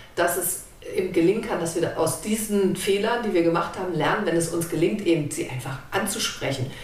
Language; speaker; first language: German; native; German